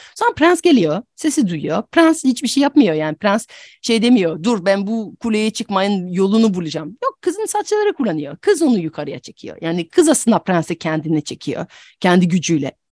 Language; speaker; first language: Turkish; non-native, fluent; French